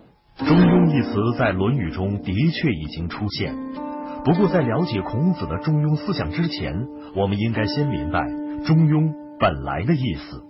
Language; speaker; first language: Chinese; native; Chinese